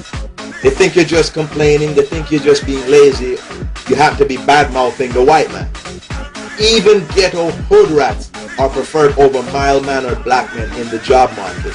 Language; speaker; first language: English; native; English